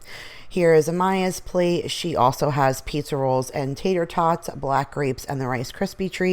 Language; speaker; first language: English; native; English